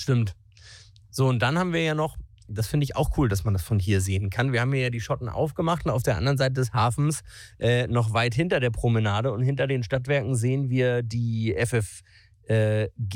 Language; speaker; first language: German; native; German